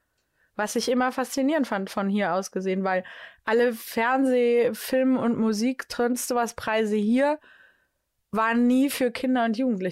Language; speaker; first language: German; native; German